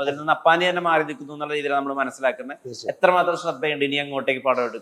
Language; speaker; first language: Malayalam; native; Malayalam